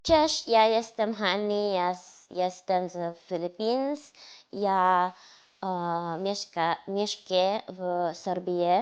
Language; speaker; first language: Polish; non-native, learner; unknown